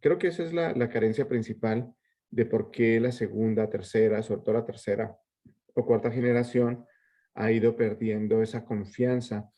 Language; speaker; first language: Spanish; early bilingual, heritage; Spanish